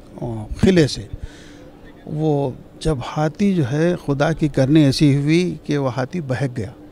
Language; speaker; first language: Hindi; non-native, local second language; Urdu